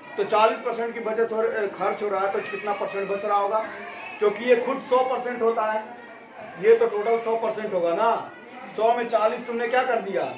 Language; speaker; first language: Hindi; native; Hindi